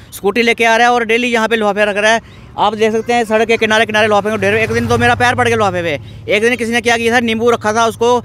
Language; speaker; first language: Hindi; native; Hindi